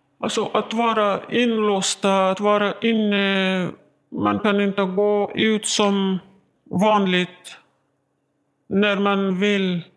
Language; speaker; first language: Swedish; non-native, learner; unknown